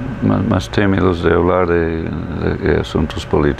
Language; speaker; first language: Spanish; non-native, fluent; English